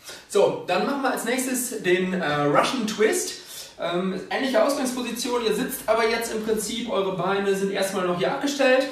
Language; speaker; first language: German; native; German